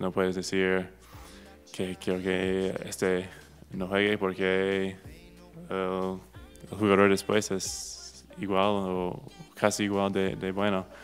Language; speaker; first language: Spanish; non-native, fluent; English